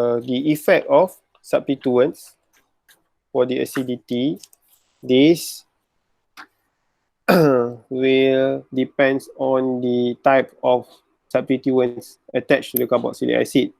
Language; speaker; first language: English; non-native, local second language; Malay